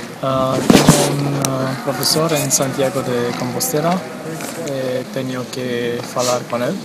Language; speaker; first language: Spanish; non-native, learner; Romanian